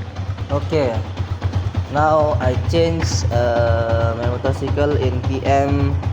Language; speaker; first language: English; non-native, learner; Indonesian